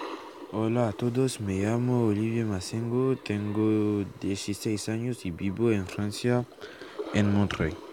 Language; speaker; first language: Spanish; non-native, learner; French